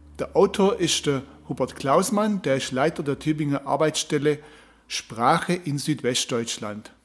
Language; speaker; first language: German; native; German